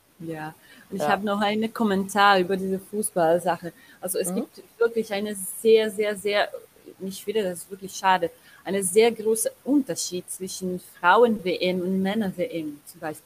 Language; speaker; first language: German; non-native, learner; Portuguese